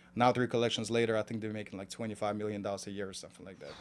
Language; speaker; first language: English; non-native, fluent; Kazakh